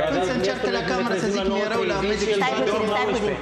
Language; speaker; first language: Romanian; non-native, learner; Arabic